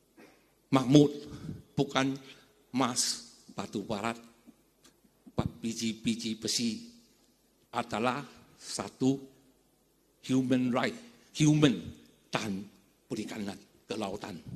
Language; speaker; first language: Indonesian; non-native, fluent; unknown